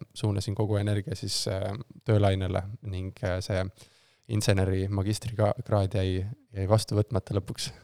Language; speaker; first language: Estonian; native; Estonian